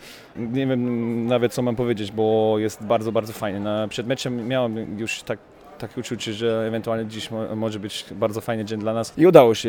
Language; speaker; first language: Polish; non-native, fluent; German